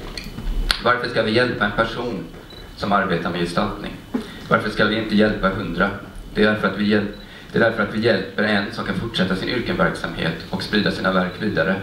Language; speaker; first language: Swedish; native; Swedish